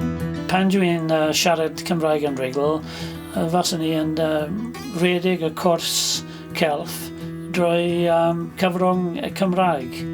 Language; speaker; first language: Welsh; non-native, learner; English